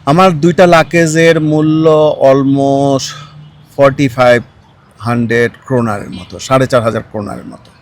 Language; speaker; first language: Bangla; native; Bangla